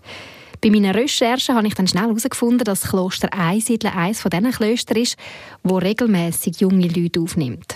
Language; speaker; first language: German; native; German